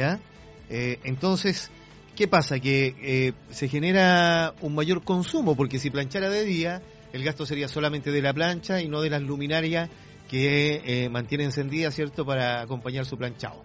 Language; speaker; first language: Spanish; native; Spanish